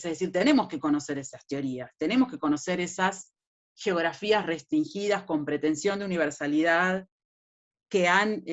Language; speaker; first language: Spanish; native; Spanish